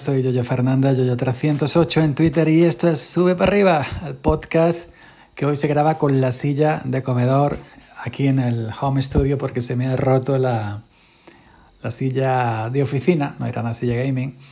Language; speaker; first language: Spanish; native; Spanish